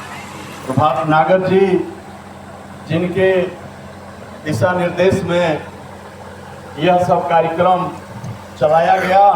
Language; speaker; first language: Hindi; native; Hindi